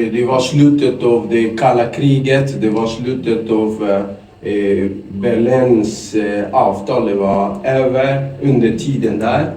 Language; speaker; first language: Swedish; non-native, fluent; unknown